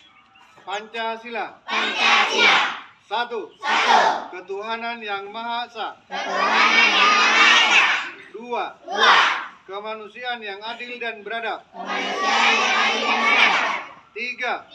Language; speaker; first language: Indonesian; native; Indonesian